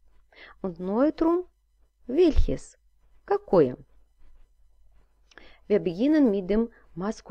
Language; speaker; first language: German; non-native, fluent; Russian